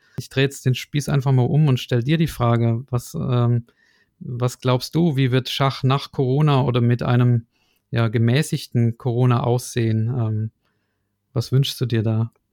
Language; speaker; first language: German; native; German